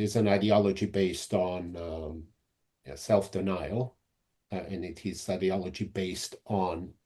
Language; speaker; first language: English; non-native, fluent; Georgian